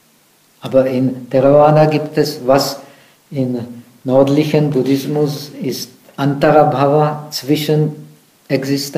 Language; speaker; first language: German; non-native, fluent; Czech